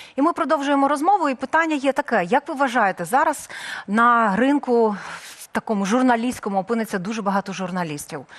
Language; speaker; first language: Ukrainian; native; Ukrainian